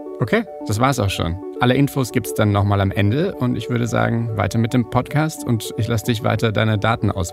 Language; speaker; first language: German; native; German